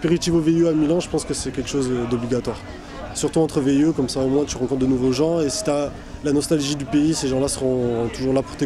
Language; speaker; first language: French; native; French